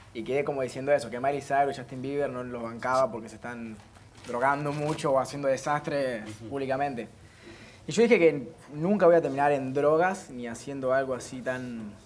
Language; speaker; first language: Spanish; native; Spanish